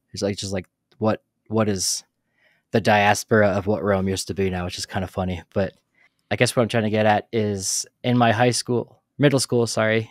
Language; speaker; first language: English; native; English